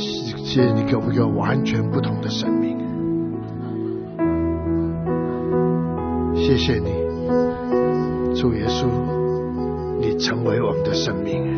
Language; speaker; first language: Chinese; native; Chinese